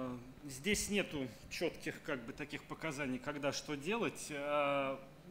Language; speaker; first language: Russian; native; Russian